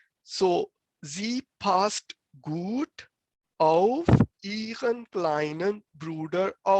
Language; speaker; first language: German; non-native, fluent; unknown